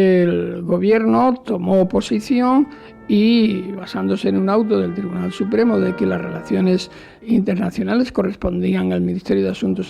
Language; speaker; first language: Spanish; native; Spanish